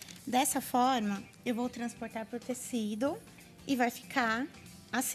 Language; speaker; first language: Portuguese; native; Portuguese